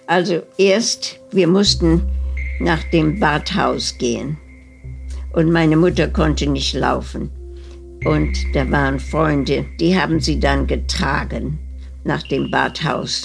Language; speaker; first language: German; early bilingual, heritage; German